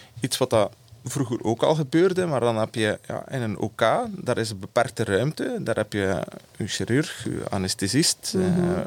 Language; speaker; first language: Dutch; native; Dutch